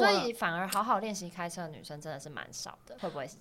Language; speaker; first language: Chinese; native; Chinese